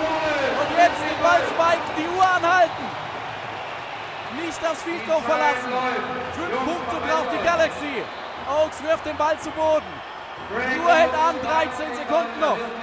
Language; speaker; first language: German; native; German